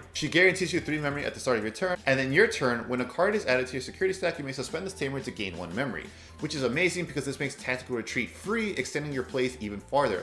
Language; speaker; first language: English; native; English